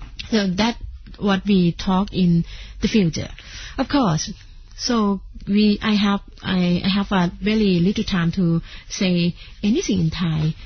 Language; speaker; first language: English; non-native, fluent; Thai